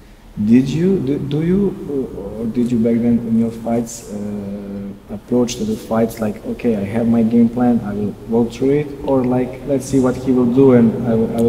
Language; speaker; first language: English; non-native, learner; Serbian